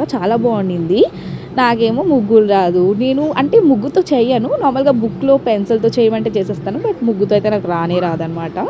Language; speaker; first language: Telugu; non-native, local second language; Tamil